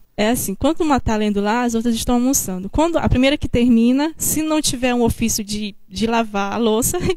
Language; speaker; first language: Portuguese; native; Portuguese